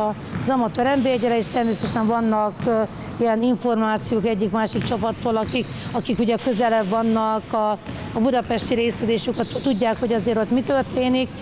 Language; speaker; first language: Hungarian; native; Hungarian